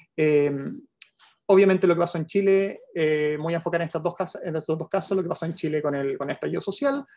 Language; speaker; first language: Spanish; native; Spanish